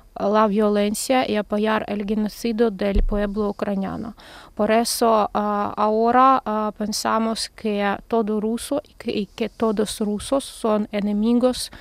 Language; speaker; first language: Spanish; non-native, learner; Ukrainian